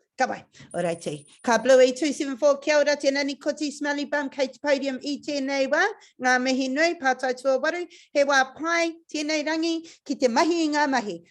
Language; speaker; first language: Māori; non-native, local second language; English